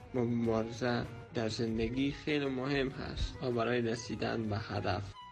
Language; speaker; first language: Persian; native; Persian